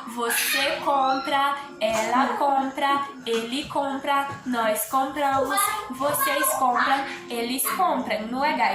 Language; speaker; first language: Portuguese; non-native, learner; Haitian Creole